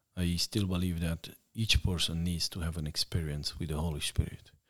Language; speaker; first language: English; non-native, fluent; Romanian